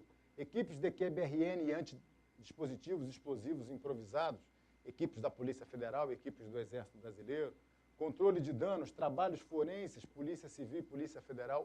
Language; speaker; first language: Portuguese; native; Portuguese